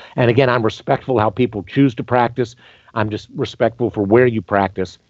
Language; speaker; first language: English; native; English